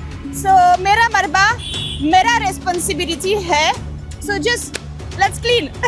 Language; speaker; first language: Hindi; non-native, learner; French